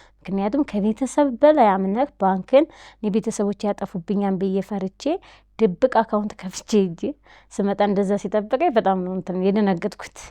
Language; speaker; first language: Amharic; native; Amharic